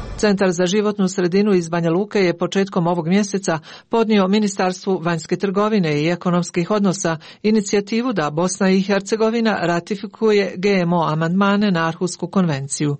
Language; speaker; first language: Croatian; native; Croatian